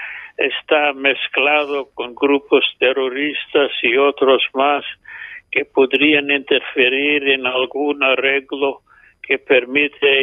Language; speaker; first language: Spanish; non-native, fluent; English